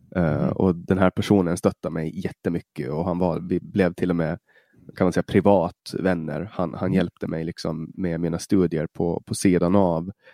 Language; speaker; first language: Swedish; native; Swedish